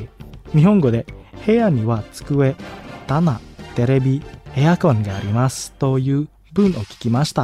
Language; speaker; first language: Japanese; non-native, fluent; Indonesian